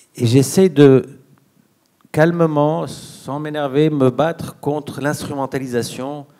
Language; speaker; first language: French; non-native, local second language; Arabic